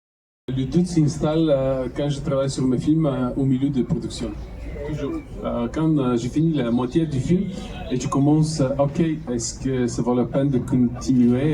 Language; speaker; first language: French; non-native, fluent; Bulgarian